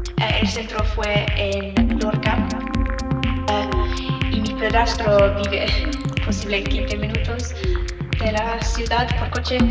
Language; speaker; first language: Spanish; non-native, learner; English